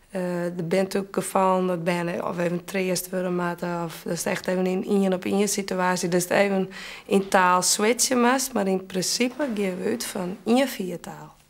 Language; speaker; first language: Dutch; non-native, local second language; Western Frisian